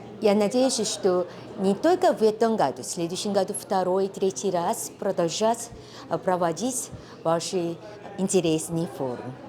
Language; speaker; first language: Russian; non-native, learner; Korean